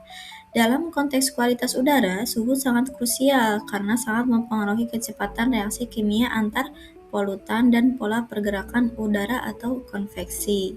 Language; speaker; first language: Indonesian; native; Indonesian